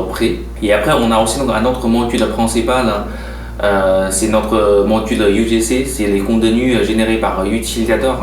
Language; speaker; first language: French; non-native, fluent; Chinese